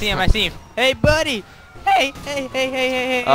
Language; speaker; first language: English; native; English